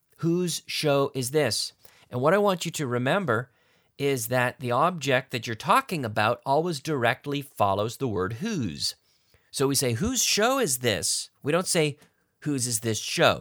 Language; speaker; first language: English; native; English